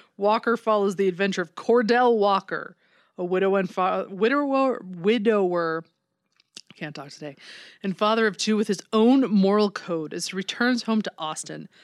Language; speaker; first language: English; native; English